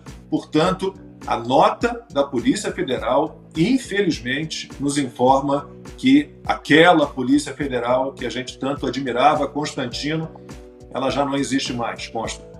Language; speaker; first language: Portuguese; native; Portuguese